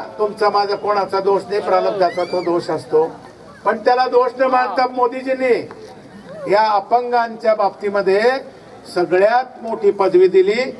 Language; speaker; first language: Marathi; native; Marathi